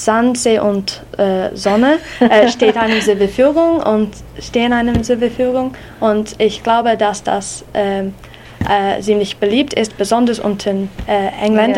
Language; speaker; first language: German; non-native, learner; English